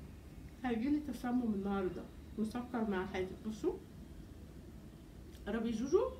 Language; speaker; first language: Arabic; native; Arabic